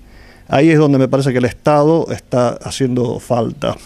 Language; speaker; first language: Spanish; native; Spanish